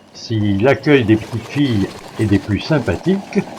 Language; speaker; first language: French; native; French